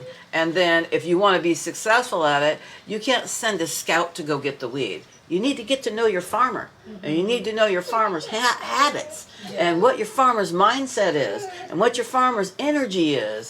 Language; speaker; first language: English; native; English